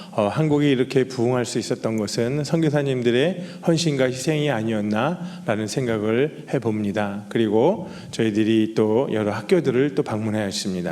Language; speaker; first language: Korean; native; Korean